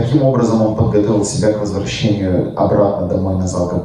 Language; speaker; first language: Russian; native; Russian